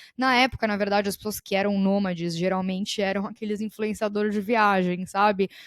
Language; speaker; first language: Portuguese; native; Portuguese